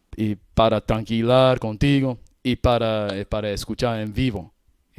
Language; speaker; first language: Spanish; non-native, learner; English